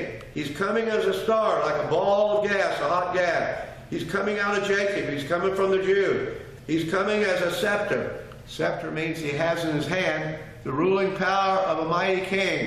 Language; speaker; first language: English; native; English